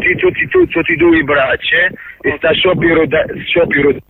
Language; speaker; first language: Italian; non-native, learner; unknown